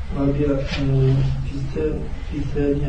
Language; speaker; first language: Arabic; non-native, learner; French